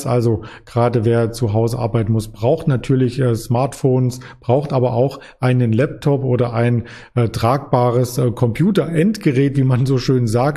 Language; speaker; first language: German; native; German